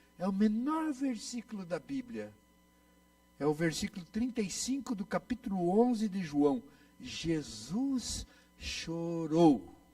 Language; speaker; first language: Portuguese; native; Portuguese